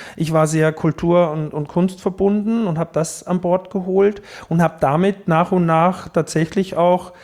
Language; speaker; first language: German; native; German